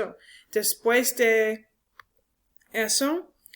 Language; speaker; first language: Spanish; non-native, learner; English